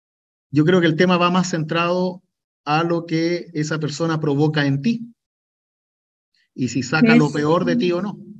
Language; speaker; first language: Spanish; native; Spanish